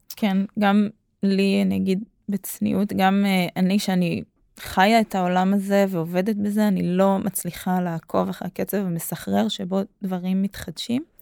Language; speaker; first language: Hebrew; native; Hebrew